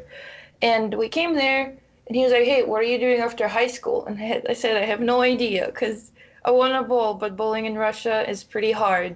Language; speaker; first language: English; non-native, fluent; Russian